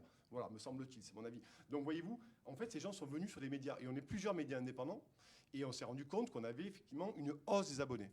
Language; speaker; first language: French; native; French